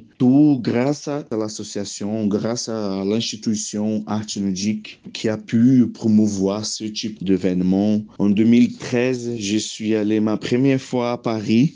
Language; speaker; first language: French; non-native, fluent; Portuguese